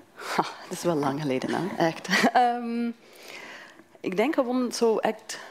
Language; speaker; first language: Dutch; non-native, fluent; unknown